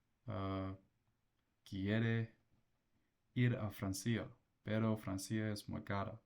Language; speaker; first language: Spanish; non-native, learner; English